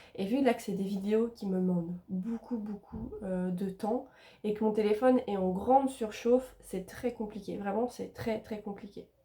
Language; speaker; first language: French; native; French